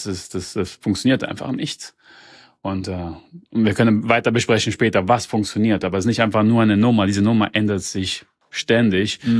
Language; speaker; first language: German; early bilingual, heritage; German